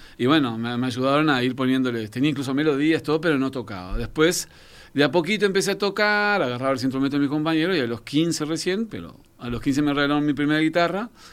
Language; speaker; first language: Spanish; native; Spanish